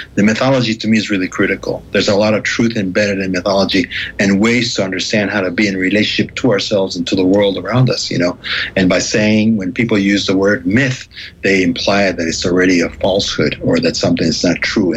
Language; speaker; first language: English; non-native, fluent; Spanish